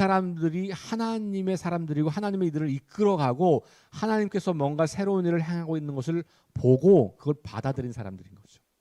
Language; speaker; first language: Korean; native; Korean